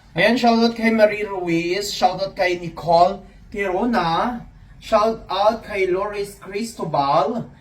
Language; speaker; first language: Filipino; non-native, local second language; Cebuano